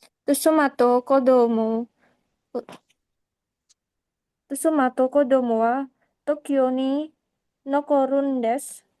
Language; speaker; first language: Japanese; non-native, learner; Indonesian